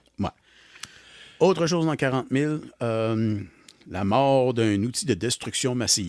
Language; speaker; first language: French; native; French